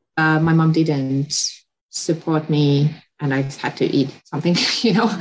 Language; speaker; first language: English; non-native, fluent; Hungarian